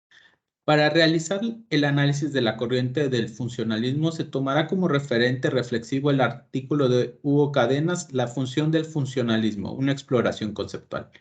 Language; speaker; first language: Spanish; native; Spanish